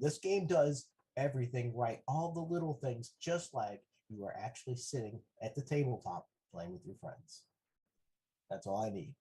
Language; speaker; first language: English; native; English